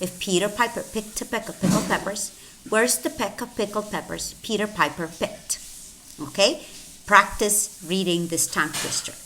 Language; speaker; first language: English; non-native, fluent; Spanish